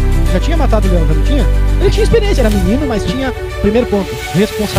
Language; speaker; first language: Portuguese; native; Portuguese